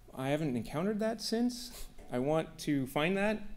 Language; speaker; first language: English; native; English